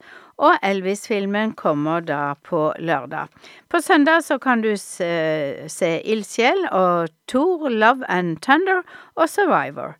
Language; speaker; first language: Norwegian; native; Norwegian